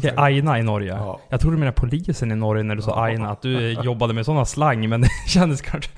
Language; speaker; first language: Swedish; native; Swedish